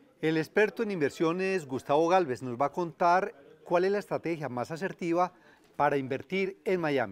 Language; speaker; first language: Spanish; native; Spanish